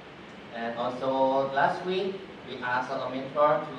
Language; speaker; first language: English; non-native, fluent; Thai